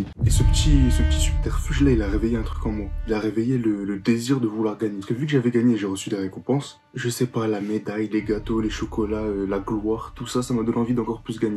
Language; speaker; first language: French; native; French